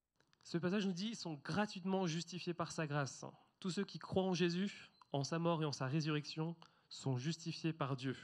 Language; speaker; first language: French; native; French